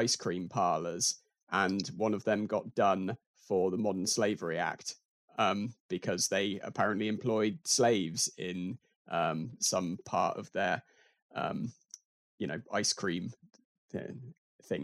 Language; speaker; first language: English; native; English